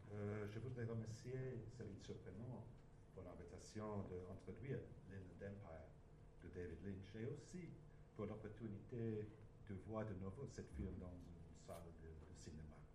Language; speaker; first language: French; non-native, learner; English